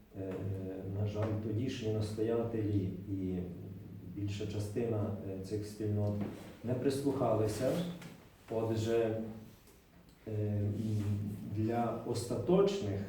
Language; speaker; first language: Ukrainian; native; Ukrainian